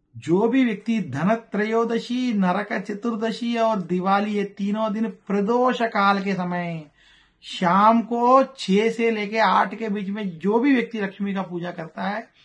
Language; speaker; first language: Hindi; non-native, local second language; Telugu